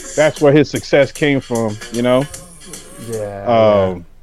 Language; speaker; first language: English; native; English